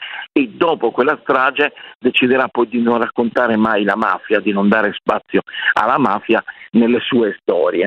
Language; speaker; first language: Italian; native; Italian